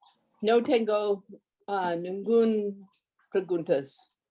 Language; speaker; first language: Spanish; non-native, learner; English